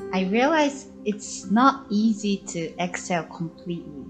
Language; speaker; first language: English; non-native, learner; Japanese